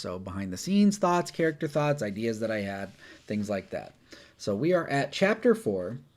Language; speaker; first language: English; native; English